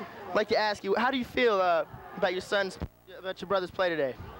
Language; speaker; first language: English; native; English